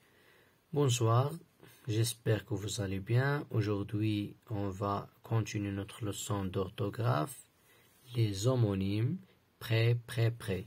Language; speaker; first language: French; non-native, local second language; Arabic